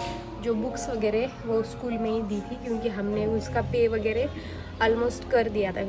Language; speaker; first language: Hindi; native; Hindi